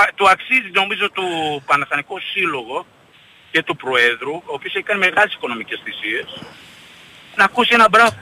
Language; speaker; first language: Greek; native; Greek